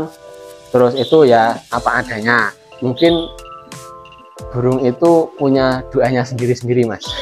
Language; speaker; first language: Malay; non-native, local second language; Javanese